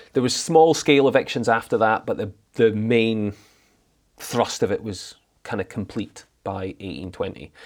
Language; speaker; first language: English; native; English